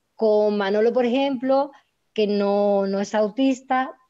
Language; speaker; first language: Spanish; native; Spanish